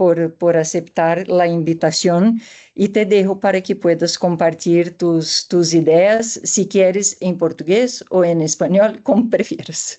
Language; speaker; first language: Spanish; non-native, fluent; Portuguese